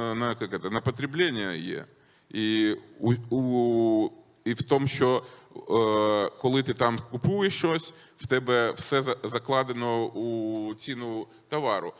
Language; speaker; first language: Ukrainian; non-native, local second language; Russian